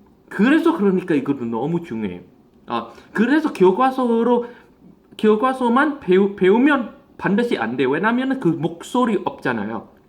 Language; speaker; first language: Korean; non-native, fluent; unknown